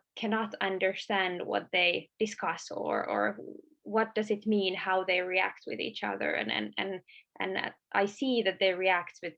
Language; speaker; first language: English; non-native, fluent; Finnish